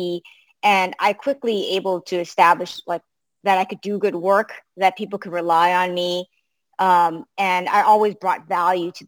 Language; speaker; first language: English; early bilingual, other home language; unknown